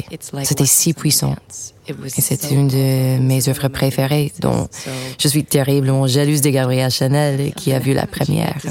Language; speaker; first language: French; non-native, fluent; English